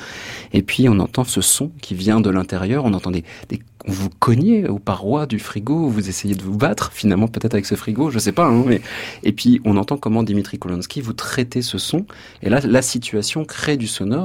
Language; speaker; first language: French; native; French